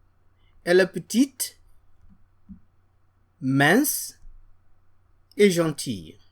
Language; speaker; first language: French; non-native, fluent; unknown